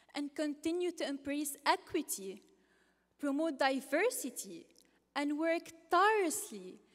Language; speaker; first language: English; non-native, fluent; Arabic